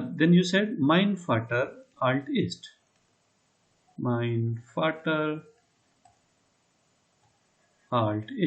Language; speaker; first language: German; non-native, fluent; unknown